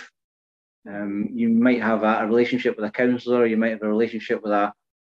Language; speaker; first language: English; native; English